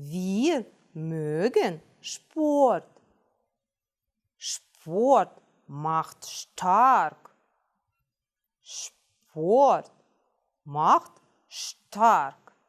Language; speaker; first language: German; non-native, fluent; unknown